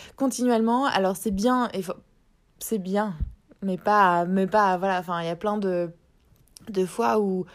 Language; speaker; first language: French; native; French